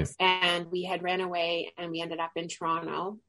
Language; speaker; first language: English; early bilingual, other home language; Swedish